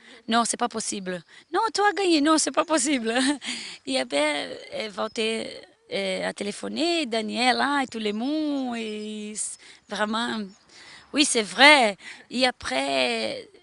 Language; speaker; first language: French; non-native, learner; Portuguese